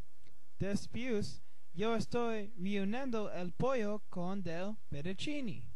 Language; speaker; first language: Spanish; non-native, learner; English